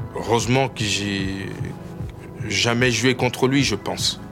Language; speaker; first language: French; non-native, fluent; Portuguese